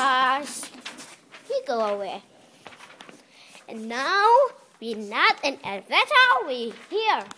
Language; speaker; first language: English; non-native, learner; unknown